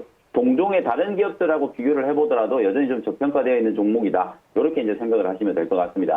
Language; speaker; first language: Korean; native; Korean